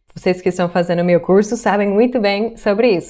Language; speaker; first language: Portuguese; non-native, fluent; English